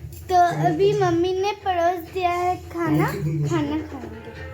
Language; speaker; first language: Hindi; non-native, local second language; Bangla